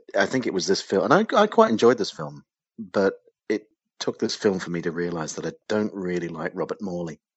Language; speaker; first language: English; native; English